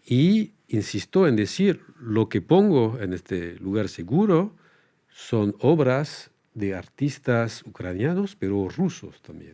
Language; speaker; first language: Spanish; non-native, fluent; French